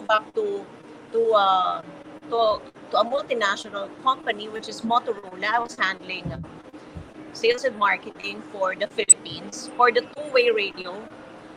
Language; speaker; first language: English; non-native, local second language; Filipino